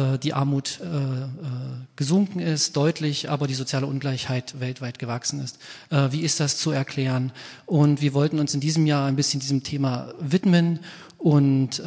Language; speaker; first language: German; native; German